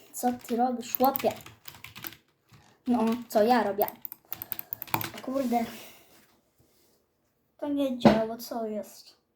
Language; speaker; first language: Polish; native; Polish